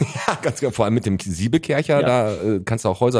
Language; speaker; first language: German; native; German